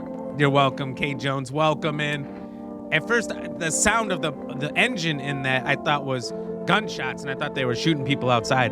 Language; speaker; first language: English; native; English